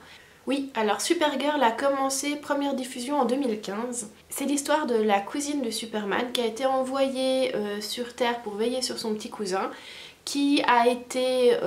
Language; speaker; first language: French; native; French